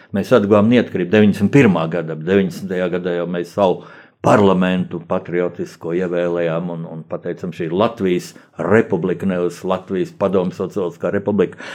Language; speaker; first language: Latvian; native; Latvian